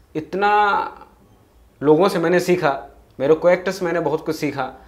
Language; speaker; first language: Hindi; native; Hindi